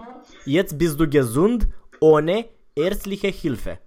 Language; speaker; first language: German; non-native, fluent; Romanian